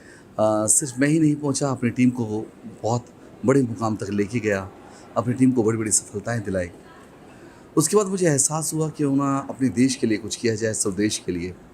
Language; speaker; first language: Hindi; native; Hindi